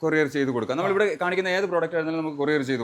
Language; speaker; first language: Malayalam; native; Malayalam